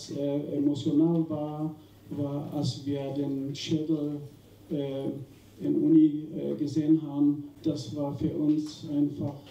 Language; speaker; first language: German; non-native, fluent; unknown